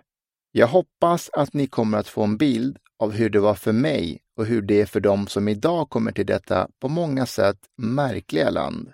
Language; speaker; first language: Swedish; early bilingual, other home language; Persian